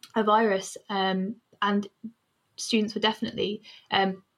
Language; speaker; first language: English; native; English